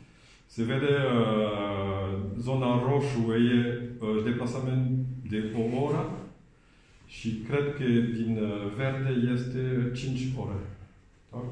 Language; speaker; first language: Romanian; non-native, learner; French